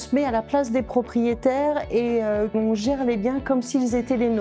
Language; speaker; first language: French; native; French